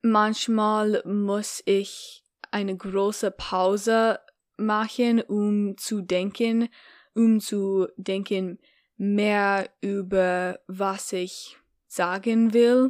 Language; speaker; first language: German; non-native, learner; English